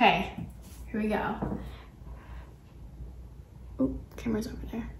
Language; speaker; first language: English; native; English